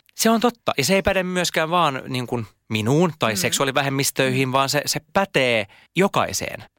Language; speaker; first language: Finnish; non-native, local second language; Swedish